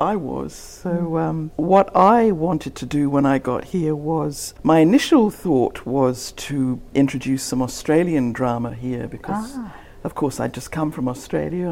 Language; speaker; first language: English; native; English